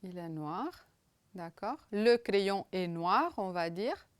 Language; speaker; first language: French; non-native, fluent; Romanian